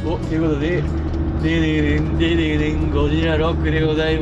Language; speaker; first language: Japanese; native; Japanese